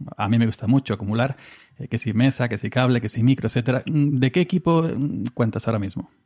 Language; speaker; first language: Spanish; native; Spanish